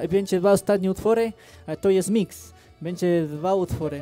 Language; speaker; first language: Polish; non-native, fluent; Spanish